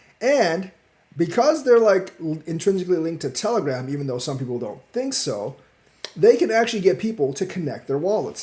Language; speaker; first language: English; native; English